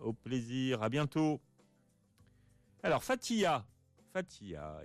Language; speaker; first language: French; native; French